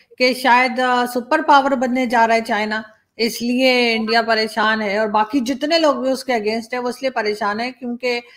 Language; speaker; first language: Urdu; native; Urdu